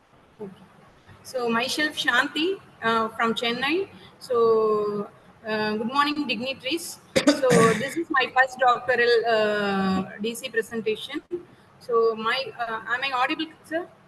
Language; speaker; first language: English; non-native, local second language; Tamil